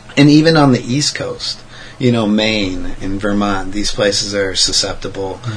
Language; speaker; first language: English; native; English